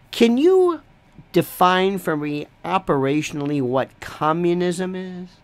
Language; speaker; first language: English; native; English